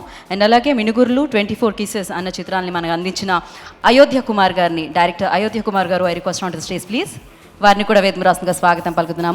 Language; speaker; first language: Telugu; native; Telugu